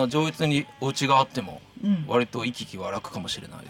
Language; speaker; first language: Japanese; native; Japanese